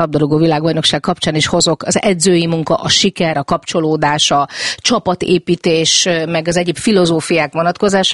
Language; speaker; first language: Hungarian; native; Hungarian